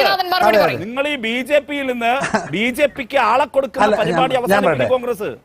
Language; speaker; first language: Malayalam; native; Malayalam